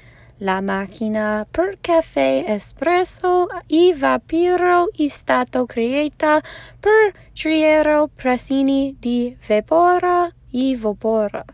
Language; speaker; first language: Italian; non-native, learner; English